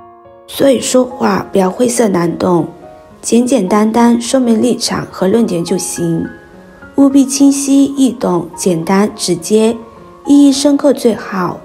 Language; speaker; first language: Chinese; native; Chinese